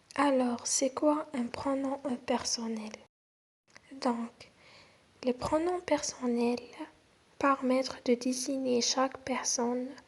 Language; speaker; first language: French; non-native, local second language; Arabic